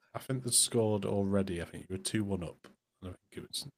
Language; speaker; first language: English; native; English